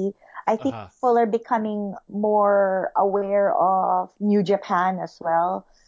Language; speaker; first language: English; non-native, local second language; Filipino